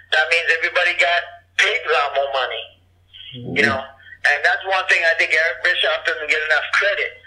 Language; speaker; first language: English; early bilingual, other home language; Japanese